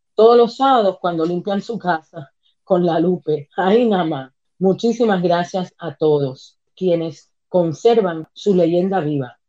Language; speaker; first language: Spanish; early bilingual, heritage; Spanish